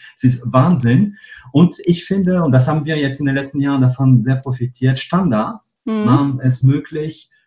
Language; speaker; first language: German; non-native, fluent; French